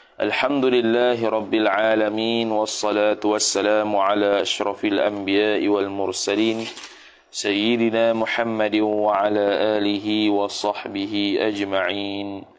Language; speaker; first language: Arabic; non-native, fluent; Malay